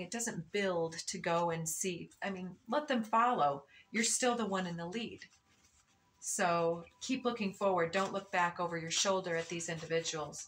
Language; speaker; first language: English; native; English